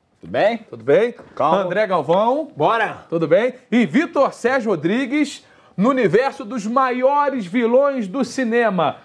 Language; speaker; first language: Portuguese; native; Portuguese